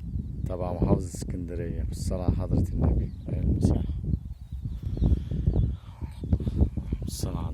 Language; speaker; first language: Arabic; native; Arabic